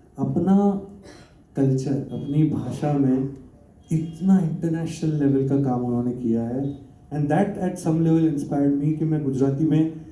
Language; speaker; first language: Hindi; non-native, local second language; Gujarati